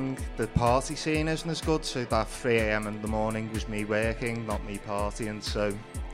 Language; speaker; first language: English; native; English